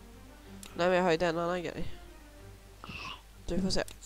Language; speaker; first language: Swedish; native; Swedish